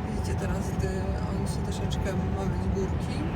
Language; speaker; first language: Polish; native; Polish